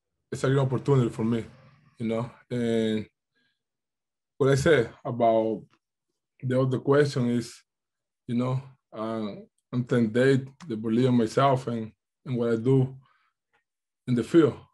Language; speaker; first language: English; non-native, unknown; Spanish